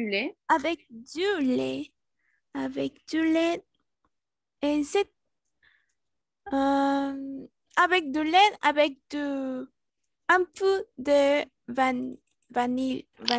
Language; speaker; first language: French; non-native, learner; Spanish